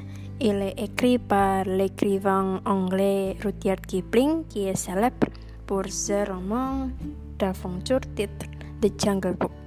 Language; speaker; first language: French; non-native, learner; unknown